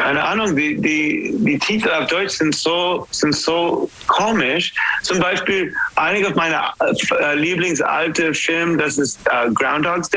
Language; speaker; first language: German; non-native, learner; English